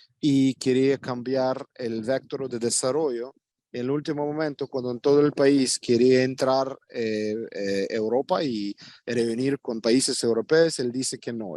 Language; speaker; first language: Spanish; non-native, fluent; Ukrainian